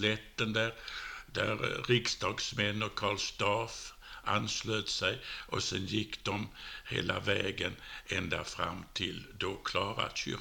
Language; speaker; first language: Swedish; native; Swedish